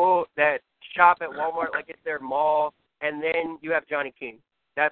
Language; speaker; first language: English; native; English